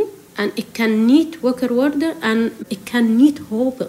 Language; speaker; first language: Dutch; non-native, learner; Arabic